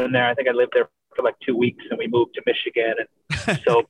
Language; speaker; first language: English; native; English